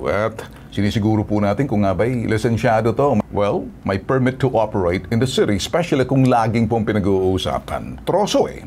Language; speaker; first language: Filipino; native; Filipino